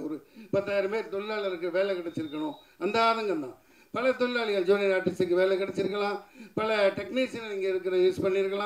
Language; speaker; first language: Tamil; native; Tamil